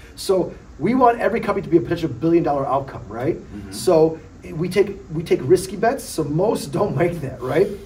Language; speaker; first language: English; early bilingual, other home language; Polish